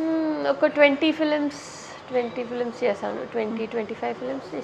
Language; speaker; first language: Telugu; non-native, local second language; Tamil